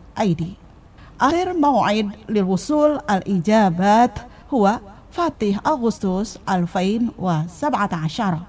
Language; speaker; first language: Arabic; non-native, fluent; Indonesian